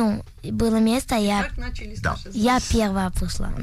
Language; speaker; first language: Russian; early bilingual, other home language; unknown